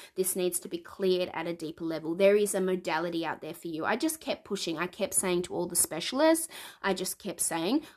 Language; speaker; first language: English; native; English